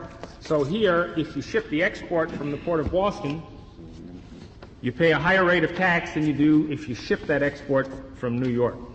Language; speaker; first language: English; native; English